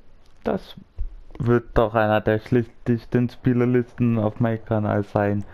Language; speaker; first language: German; native; German